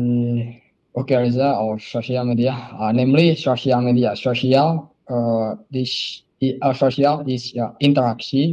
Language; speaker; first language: English; non-native, learner; Indonesian